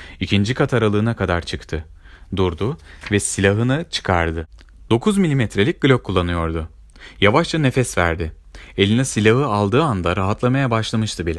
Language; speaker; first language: Turkish; native; Turkish